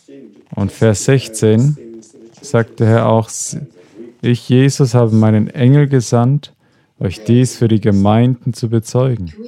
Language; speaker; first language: German; non-native, fluent; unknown